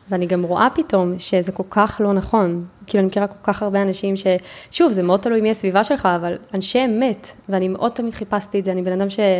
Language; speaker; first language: Hebrew; native; Hebrew